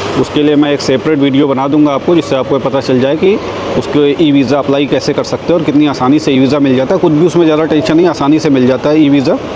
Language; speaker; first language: Hindi; native; Hindi